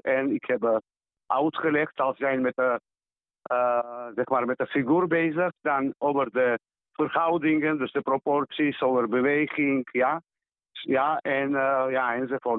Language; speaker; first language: Dutch; non-native, learner; Georgian